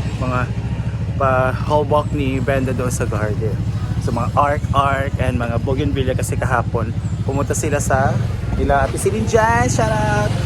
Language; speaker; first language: Filipino; non-native, local second language; Cebuano